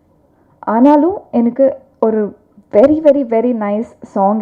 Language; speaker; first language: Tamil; non-native, learner; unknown